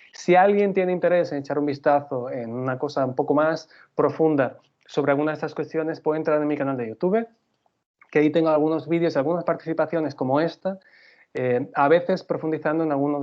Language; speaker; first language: Spanish; native; Spanish